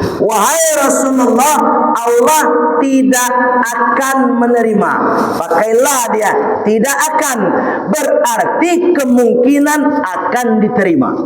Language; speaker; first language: Malay; non-native, local second language; Minangkabau